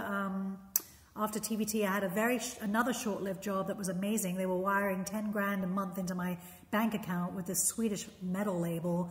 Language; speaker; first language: English; native; English